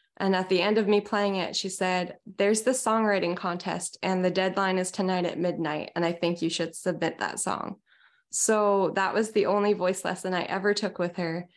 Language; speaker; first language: English; native; English